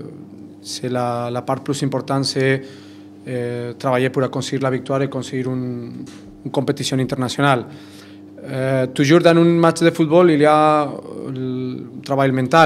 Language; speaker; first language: French; non-native, fluent; Spanish